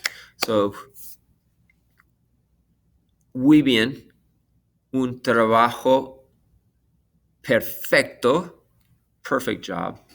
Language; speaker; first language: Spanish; non-native, fluent; English